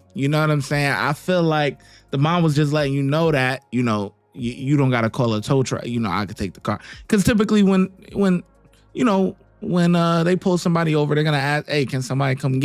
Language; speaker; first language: English; native; English